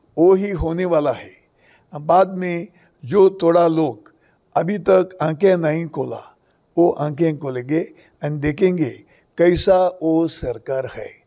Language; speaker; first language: Hindi; non-native, local second language; Konkani